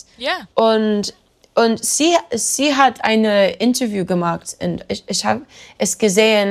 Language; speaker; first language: German; non-native, learner; English